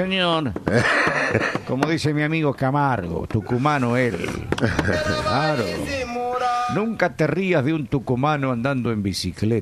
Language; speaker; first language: Spanish; native; Spanish